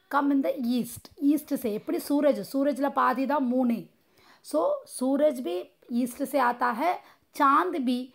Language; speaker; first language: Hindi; non-native, local second language; Tamil